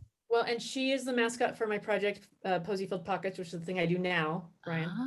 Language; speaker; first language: English; native; English